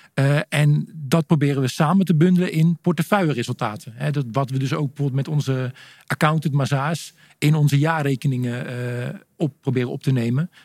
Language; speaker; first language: Dutch; native; Dutch